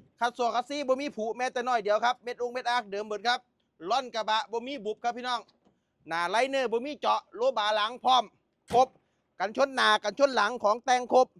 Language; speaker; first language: Thai; non-native, local second language; Northeastern Thai